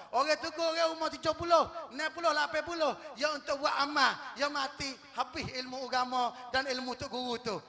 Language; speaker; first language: Malay; native; Malay